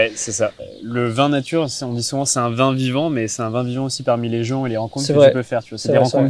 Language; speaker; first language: French; native; French